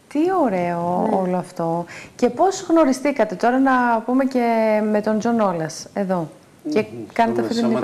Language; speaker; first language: Greek; native; Greek